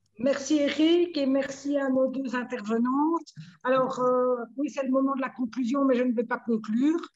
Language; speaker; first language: French; native; French